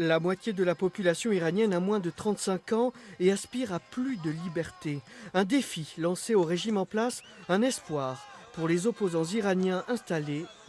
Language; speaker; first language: French; native; French